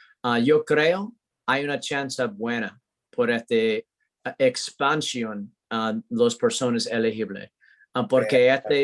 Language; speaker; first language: Spanish; non-native, learner; English